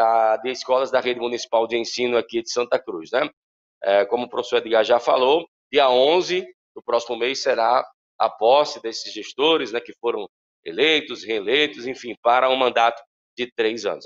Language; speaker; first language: Portuguese; native; Portuguese